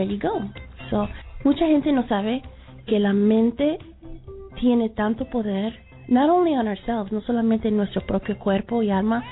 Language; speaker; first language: Spanish; early bilingual, heritage; Spanish